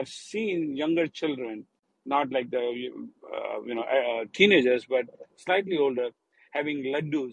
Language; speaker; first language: English; non-native, local second language; Hindi